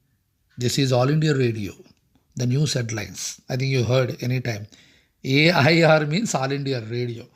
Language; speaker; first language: English; non-native, local second language; Telugu